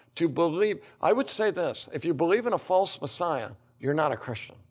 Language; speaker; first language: English; native; English